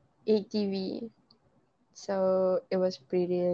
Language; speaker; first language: English; non-native, local second language; Malay